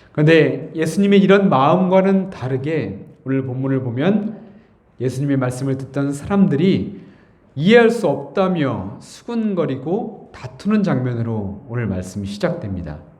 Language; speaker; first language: Korean; native; Korean